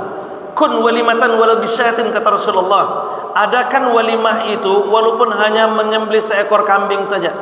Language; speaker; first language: Indonesian; native; Indonesian